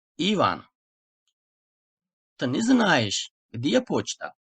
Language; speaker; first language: Russian; non-native, fluent; Turkish